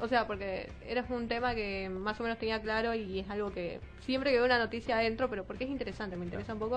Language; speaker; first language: Spanish; native; Spanish